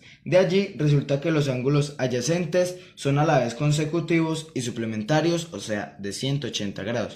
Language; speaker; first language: Spanish; native; Spanish